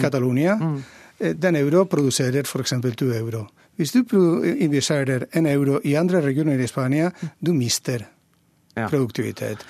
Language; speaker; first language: Norwegian; non-native, fluent; Catalan